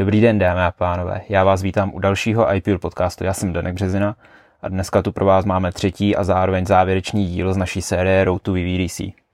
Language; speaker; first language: Czech; native; Czech